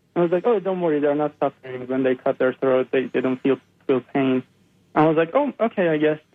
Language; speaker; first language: English; non-native, fluent; Persian